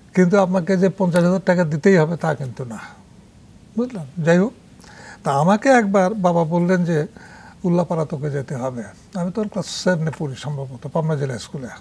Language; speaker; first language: Bangla; native; Bangla